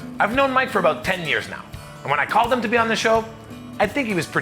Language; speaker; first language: English; native; English